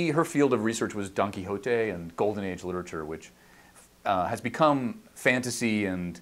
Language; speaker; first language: English; native; English